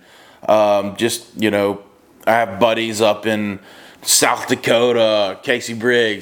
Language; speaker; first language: English; native; English